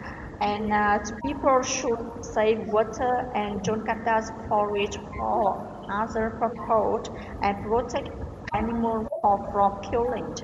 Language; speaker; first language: English; non-native, learner; Vietnamese